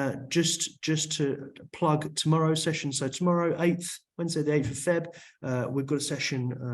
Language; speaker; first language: English; native; English